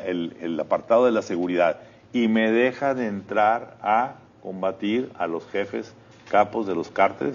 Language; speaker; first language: Spanish; native; Spanish